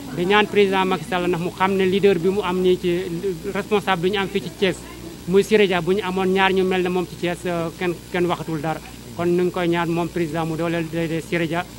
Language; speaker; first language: Wolof; non-native, local second language; Fula